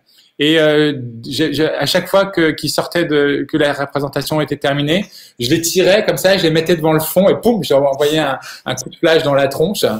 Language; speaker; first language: French; native; French